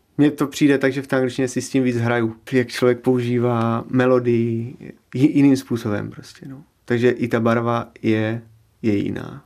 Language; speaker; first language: Czech; native; Czech